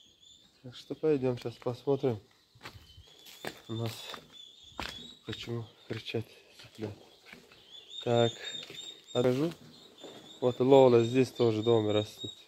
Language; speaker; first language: Russian; non-native, learner; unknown